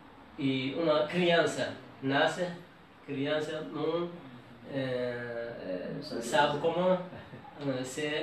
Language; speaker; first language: Portuguese; non-native, learner; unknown